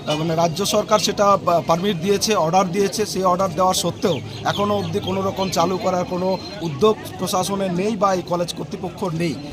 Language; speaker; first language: Bangla; non-native, local second language; Santali